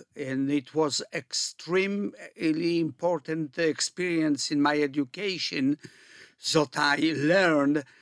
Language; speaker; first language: English; non-native, fluent; Polish